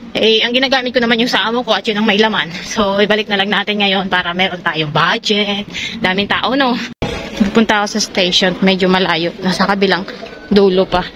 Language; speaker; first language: Filipino; native; Filipino